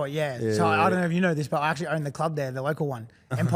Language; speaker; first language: English; native; English